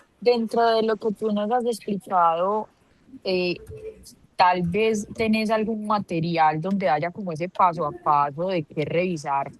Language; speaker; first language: Spanish; native; Spanish